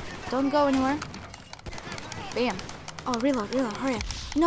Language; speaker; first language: English; non-native, fluent; Russian